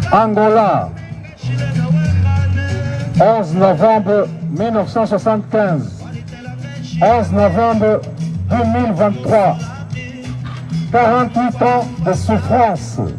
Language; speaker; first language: French; non-native, fluent; Portuguese